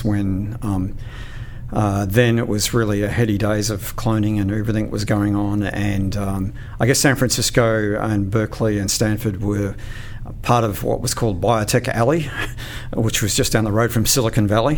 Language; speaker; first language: English; native; English